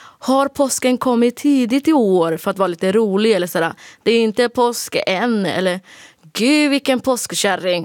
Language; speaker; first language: Swedish; early bilingual, other home language; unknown